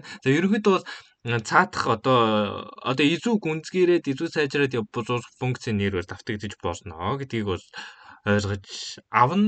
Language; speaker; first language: Mongolian; native; Mongolian